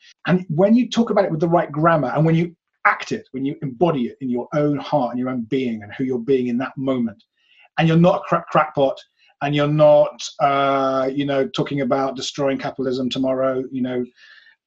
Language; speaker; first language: English; native; English